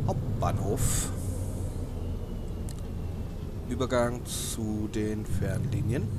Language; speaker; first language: German; native; German